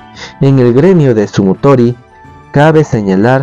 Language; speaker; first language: Spanish; native; Spanish